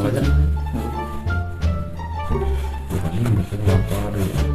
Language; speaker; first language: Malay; non-native, local second language; Sundanese